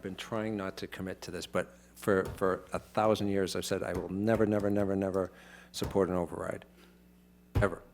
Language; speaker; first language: English; native; English